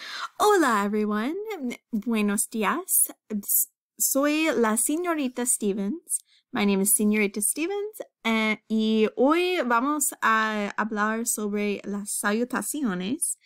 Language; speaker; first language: Spanish; non-native, fluent; English